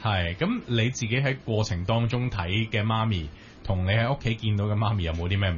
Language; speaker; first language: Cantonese; native; Cantonese